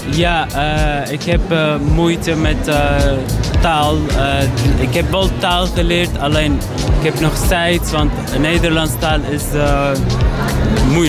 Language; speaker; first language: Dutch; non-native, learner; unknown